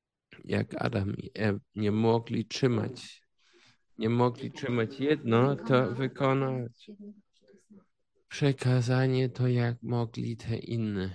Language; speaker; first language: Polish; early bilingual, heritage; Polish